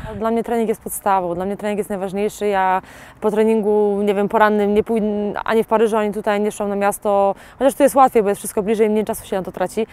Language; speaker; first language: Polish; native; Polish